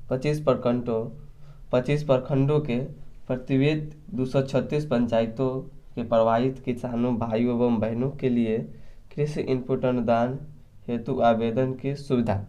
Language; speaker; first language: Hindi; native; Hindi